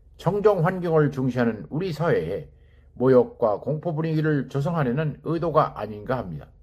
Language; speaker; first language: Korean; native; Korean